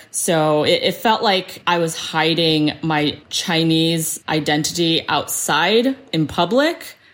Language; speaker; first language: English; early bilingual, other home language; Cantonese